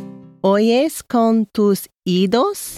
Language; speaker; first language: Spanish; non-native, learner; English